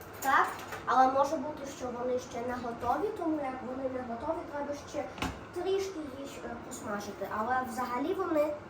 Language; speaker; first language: Ukrainian; early bilingual, heritage; Ukrainian